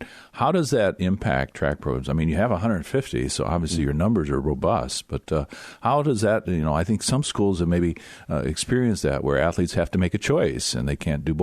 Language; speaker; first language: English; native; English